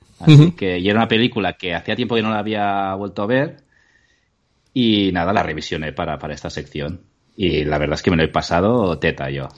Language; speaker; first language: Spanish; native; Spanish